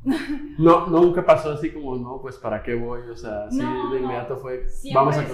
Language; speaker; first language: Spanish; native; Spanish